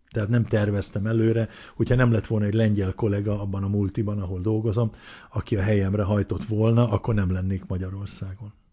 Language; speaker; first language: Hungarian; early bilingual, heritage; Hungarian